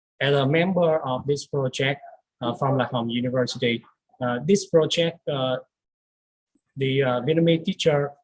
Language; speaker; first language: English; non-native, learner; Vietnamese